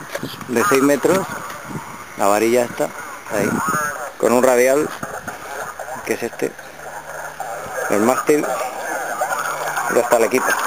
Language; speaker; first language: Spanish; native; Spanish